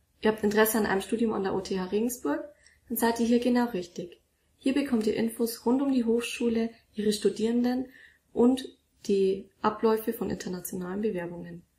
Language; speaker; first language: German; native; German